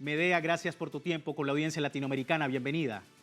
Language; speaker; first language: Spanish; native; Spanish